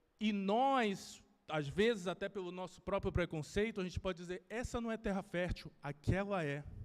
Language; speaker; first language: Portuguese; native; Portuguese